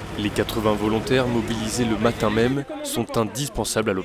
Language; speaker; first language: French; native; French